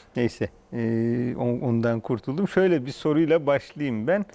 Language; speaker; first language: Turkish; native; Turkish